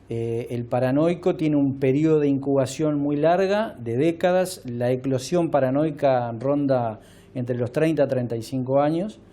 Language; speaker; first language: Spanish; native; Spanish